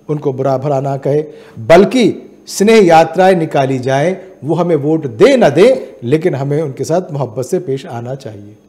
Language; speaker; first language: Hindi; native; Hindi